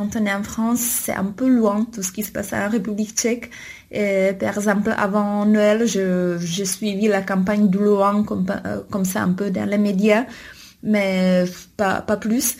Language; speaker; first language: French; non-native, fluent; Czech